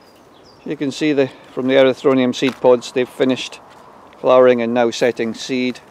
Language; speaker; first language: English; native; English